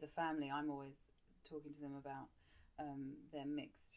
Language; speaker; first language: English; native; English